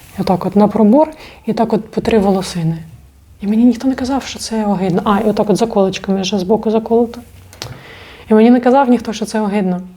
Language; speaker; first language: Ukrainian; non-native, local second language; Russian